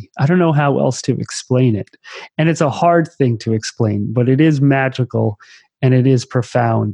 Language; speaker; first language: English; native; English